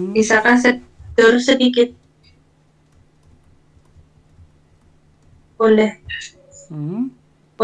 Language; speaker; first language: Korean; non-native, learner; Indonesian